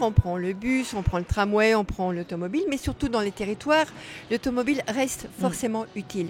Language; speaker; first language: French; native; French